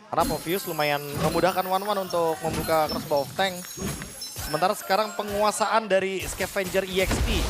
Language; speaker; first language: Indonesian; native; Indonesian